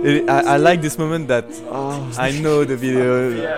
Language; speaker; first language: English; non-native, learner; French